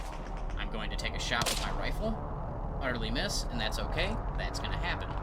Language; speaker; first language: English; native; English